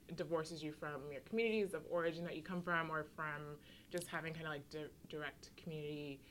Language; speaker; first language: English; native; English